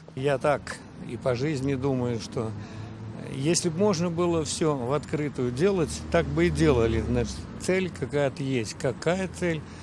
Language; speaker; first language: Russian; native; Russian